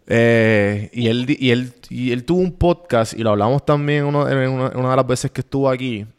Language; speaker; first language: Spanish; native; Spanish